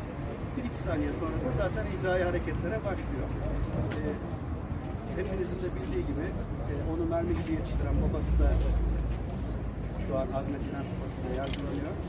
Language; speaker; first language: Turkish; native; Turkish